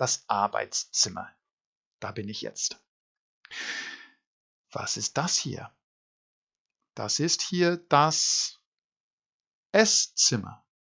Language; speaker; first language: German; non-native, fluent; English